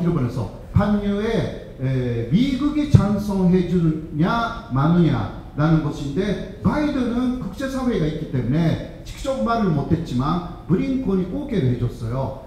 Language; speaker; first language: Korean; non-native, fluent; Japanese